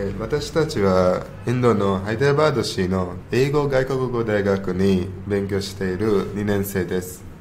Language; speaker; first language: Japanese; non-native, learner; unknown